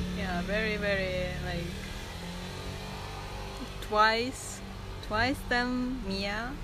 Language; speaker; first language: English; non-native, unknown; Japanese